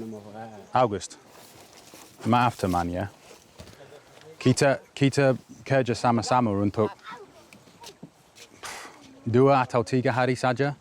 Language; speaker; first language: Indonesian; non-native, learner; English